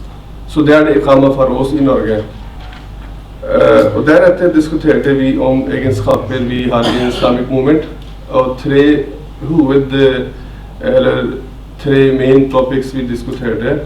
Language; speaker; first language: Norwegian; non-native, fluent; Urdu